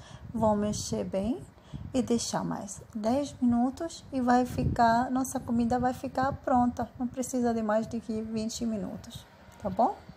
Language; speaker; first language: Portuguese; non-native, fluent; Arabic